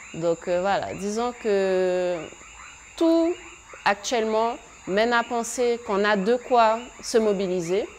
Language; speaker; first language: French; native; French